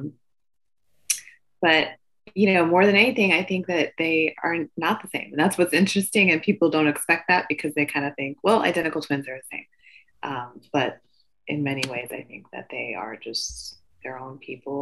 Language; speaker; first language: English; native; English